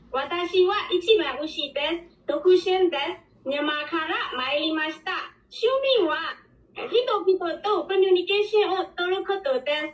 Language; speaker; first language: Japanese; non-native, learner; Burmese